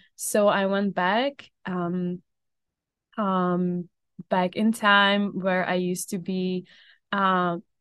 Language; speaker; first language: English; non-native, fluent; Czech